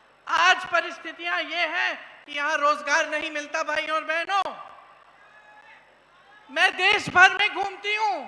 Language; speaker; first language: Hindi; native; Hindi